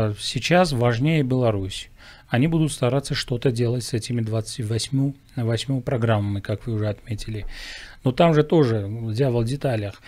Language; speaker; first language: Russian; non-native, local second language; Armenian